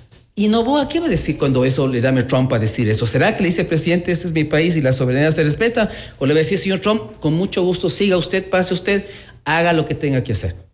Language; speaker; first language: Spanish; native; Spanish